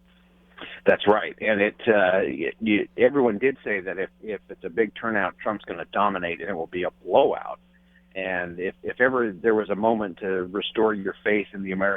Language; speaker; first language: English; native; English